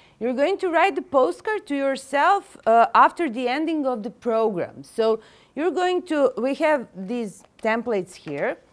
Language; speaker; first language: English; non-native, fluent; Serbian